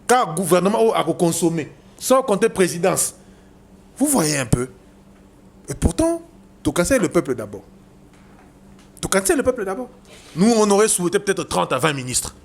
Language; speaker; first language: French; non-native, local second language; Lingala